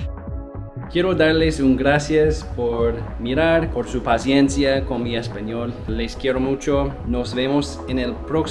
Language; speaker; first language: Spanish; non-native, learner; English